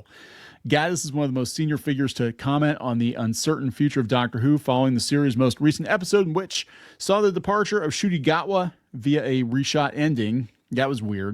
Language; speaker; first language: English; native; English